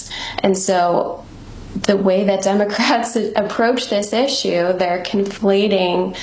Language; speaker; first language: English; native; English